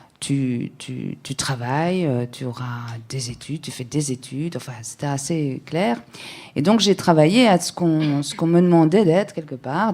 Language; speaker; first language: French; early bilingual, other home language; Rundi